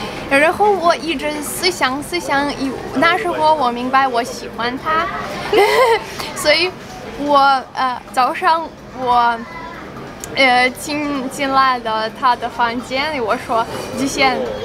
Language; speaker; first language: Chinese; non-native, fluent; Ukrainian